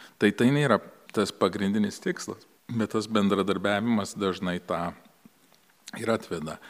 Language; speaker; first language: Lithuanian; early bilingual, heritage; Lithuanian